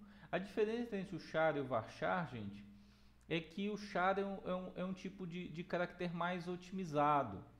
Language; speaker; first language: Portuguese; native; Portuguese